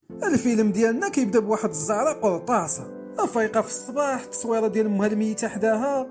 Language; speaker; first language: Arabic; native; Arabic